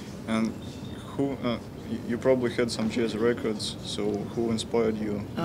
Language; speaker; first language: English; non-native, fluent; Russian